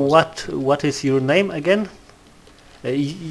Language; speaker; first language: English; non-native, learner; Polish